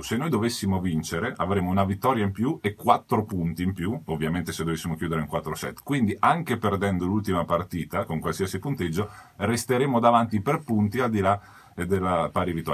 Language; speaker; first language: Italian; native; Italian